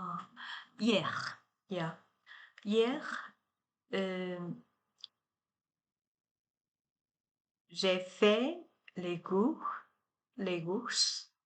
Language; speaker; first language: French; non-native, learner; Chinese